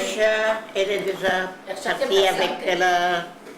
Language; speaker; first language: French; non-native, learner; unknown